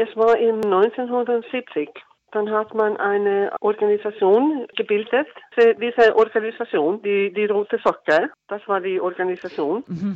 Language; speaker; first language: German; non-native, learner; Icelandic